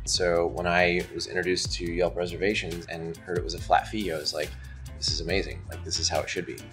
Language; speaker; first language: English; native; English